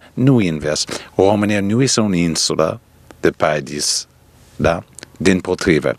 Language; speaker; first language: Romanian; early bilingual, heritage; Romanian